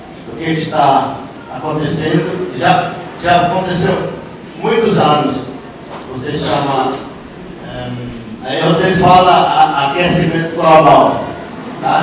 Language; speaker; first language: Portuguese; non-native, local second language; Yanomámi